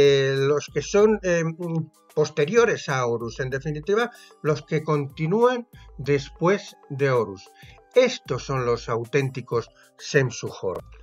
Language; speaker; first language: Spanish; native; Spanish